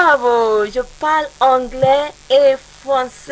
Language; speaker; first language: French; non-native, fluent; Yoruba